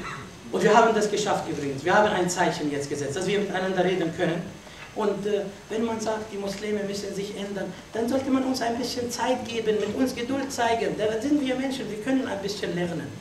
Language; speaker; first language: German; non-native, fluent; Arabic